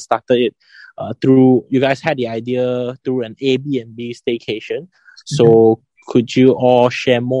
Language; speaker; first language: English; non-native, local second language; Chinese